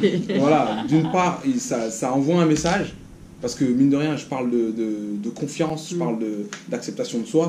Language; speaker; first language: French; native; French